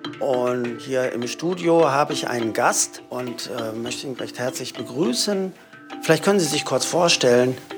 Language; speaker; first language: German; native; German